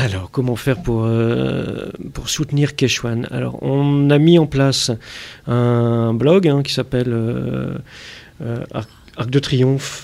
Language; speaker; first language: French; native; French